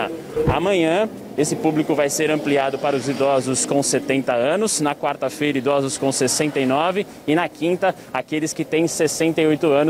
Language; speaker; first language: Portuguese; native; Portuguese